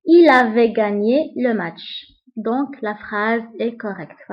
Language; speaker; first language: French; non-native, local second language; Arabic